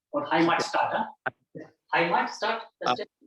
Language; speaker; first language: German; non-native, fluent; Hindi